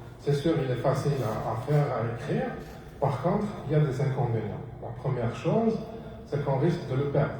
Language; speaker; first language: French; non-native, local second language; Arabic